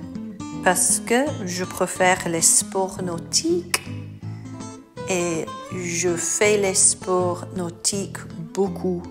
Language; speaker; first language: French; non-native, learner; English